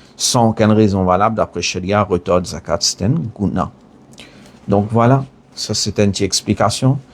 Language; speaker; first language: French; non-native, learner; Morisyen